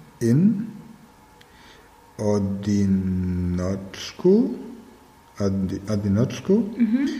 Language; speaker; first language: Russian; non-native, learner; German